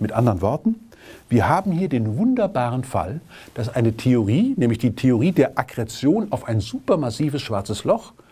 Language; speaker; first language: German; native; German